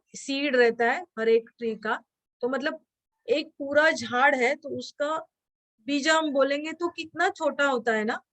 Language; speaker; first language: Hindi; non-native, local second language; Marathi